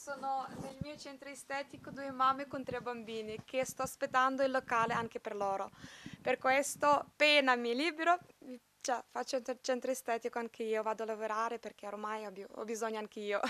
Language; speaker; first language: Italian; non-native, fluent; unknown